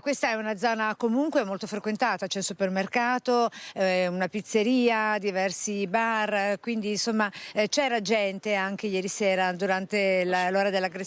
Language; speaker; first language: Italian; native; Italian